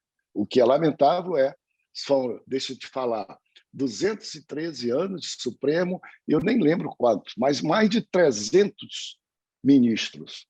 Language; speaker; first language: Portuguese; native; Portuguese